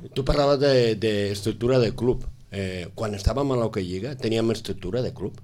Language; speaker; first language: Catalan; native; Catalan